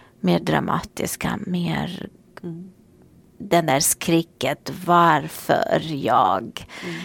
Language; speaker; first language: Swedish; non-native, fluent; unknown